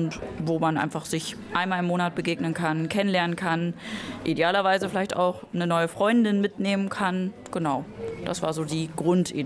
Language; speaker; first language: German; native; German